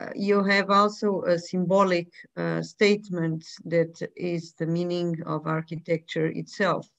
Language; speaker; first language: English; non-native, fluent; Portuguese